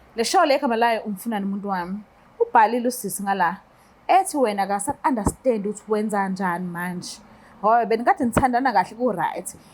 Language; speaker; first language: Zulu; native; Zulu